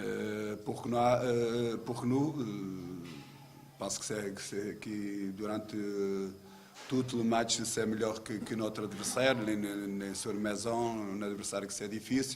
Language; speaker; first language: French; non-native, learner; Portuguese